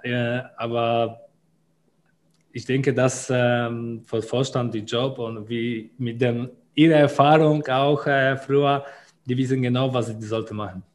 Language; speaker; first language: German; non-native, learner; Polish